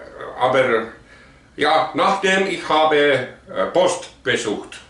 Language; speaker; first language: German; non-native, learner; Finnish